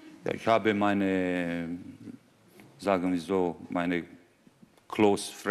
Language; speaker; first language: German; non-native, fluent; Romanian